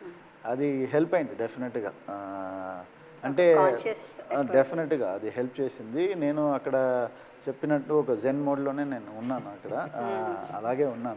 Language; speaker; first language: Telugu; early bilingual, heritage; Telugu